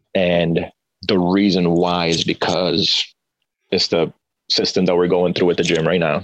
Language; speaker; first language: English; early bilingual, other home language; Spanish